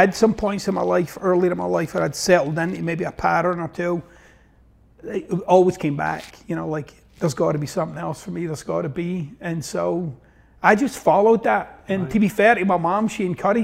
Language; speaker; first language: English; native; English